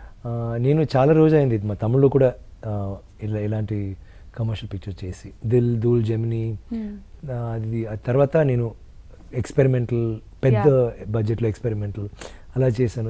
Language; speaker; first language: Telugu; non-native, local second language; Tamil